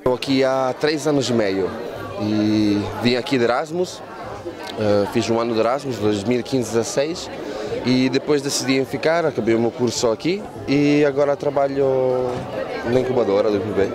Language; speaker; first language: Portuguese; non-native, fluent; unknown